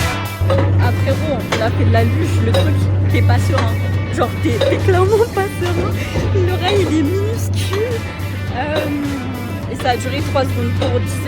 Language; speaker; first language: French; native; French